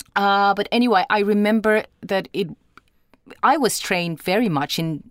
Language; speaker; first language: English; non-native, fluent; Portuguese